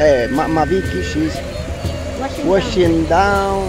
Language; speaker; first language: English; non-native, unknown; Italian